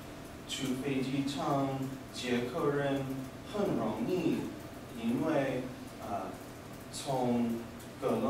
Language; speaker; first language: Chinese; non-native, learner; English